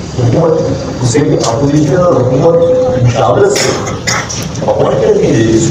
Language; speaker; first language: Urdu; native; Urdu